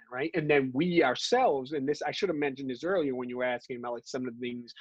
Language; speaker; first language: English; native; English